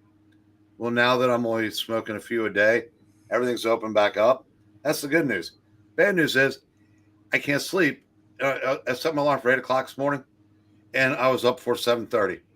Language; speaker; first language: English; native; English